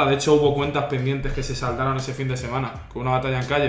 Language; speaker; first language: Spanish; native; Spanish